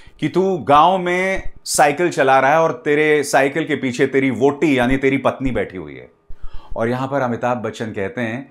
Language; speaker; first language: Hindi; native; Hindi